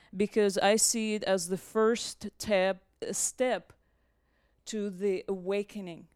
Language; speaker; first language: English; non-native, fluent; Russian